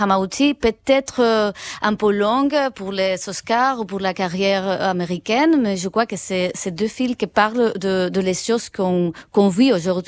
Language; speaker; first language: French; non-native, fluent; Spanish